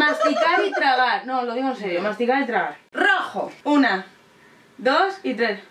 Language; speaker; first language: Spanish; native; Spanish